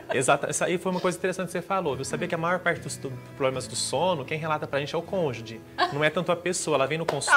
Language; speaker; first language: Portuguese; native; Portuguese